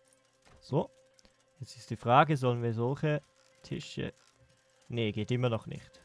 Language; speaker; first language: German; native; German